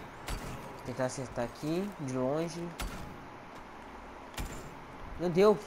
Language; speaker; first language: Portuguese; native; Portuguese